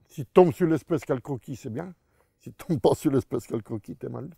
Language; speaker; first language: French; native; French